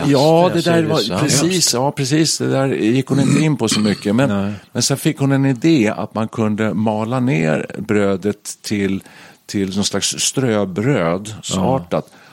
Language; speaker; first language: Swedish; native; Swedish